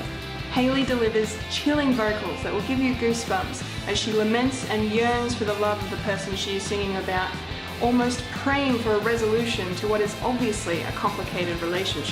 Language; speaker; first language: English; native; English